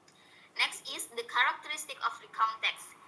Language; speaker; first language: English; non-native, learner; Indonesian